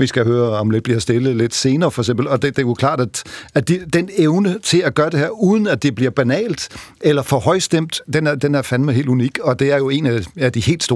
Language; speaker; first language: Danish; native; Danish